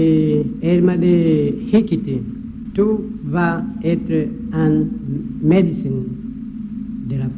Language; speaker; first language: French; non-native, learner; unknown